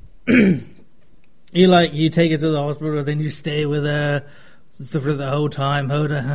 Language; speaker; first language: English; native; English